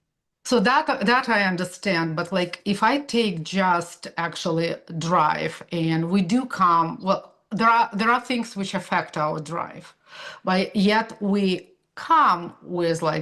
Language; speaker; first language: English; non-native, fluent; Russian